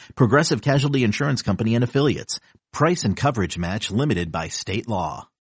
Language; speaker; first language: English; early bilingual, other home language; Italian